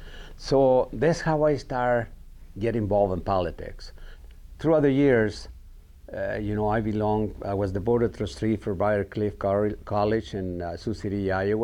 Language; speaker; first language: English; non-native, learner; Spanish